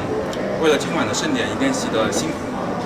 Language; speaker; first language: Chinese; native; Chinese